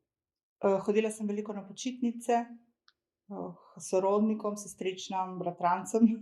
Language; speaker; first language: Slovenian; early bilingual, other home language; Croatian